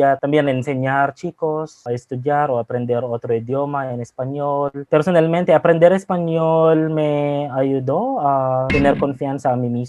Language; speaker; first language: Spanish; non-native, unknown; Filipino